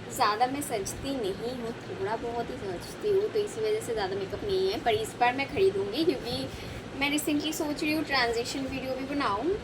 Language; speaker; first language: Hindi; non-native, local second language; Bangla